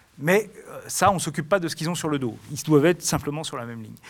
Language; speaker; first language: French; native; French